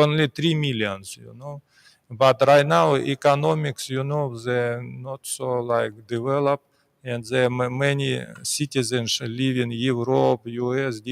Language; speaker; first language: English; non-native, learner; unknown